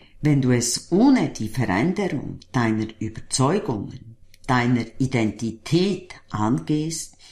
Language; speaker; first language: German; native; German